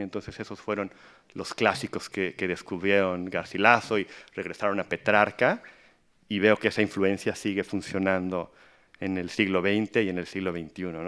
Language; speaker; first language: Spanish; native; Spanish